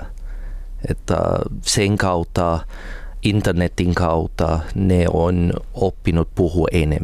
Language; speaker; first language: Finnish; non-native, learner; English